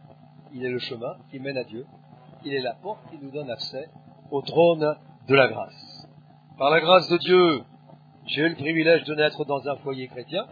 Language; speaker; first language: French; native; French